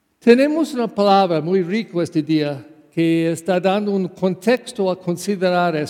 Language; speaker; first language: Spanish; non-native, fluent; English